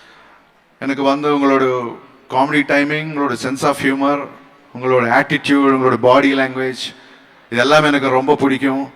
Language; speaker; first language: Tamil; non-native, learner; Telugu